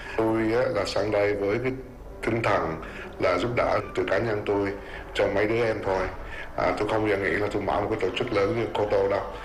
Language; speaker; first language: Vietnamese; early bilingual, heritage; Vietnamese